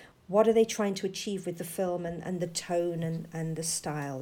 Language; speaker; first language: English; native; English